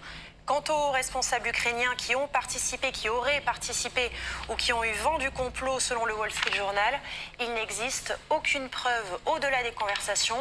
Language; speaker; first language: French; native; French